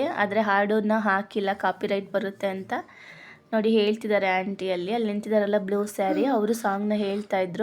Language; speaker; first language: Kannada; native; Kannada